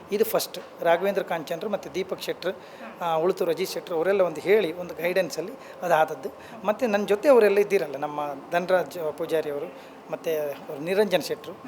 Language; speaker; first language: Kannada; native; Kannada